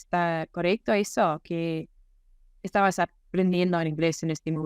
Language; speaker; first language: Spanish; non-native, fluent; English